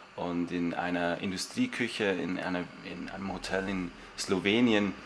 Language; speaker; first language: German; native; German